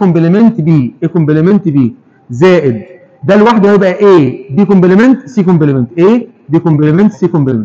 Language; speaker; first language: Arabic; native; Arabic